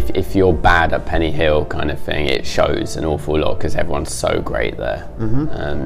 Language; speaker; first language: English; native; English